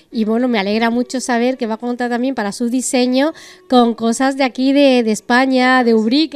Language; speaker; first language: Spanish; native; Spanish